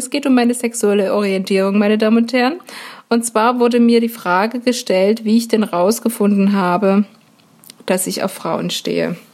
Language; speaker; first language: German; native; German